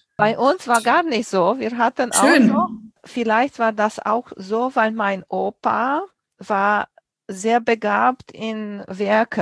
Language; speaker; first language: German; non-native, fluent; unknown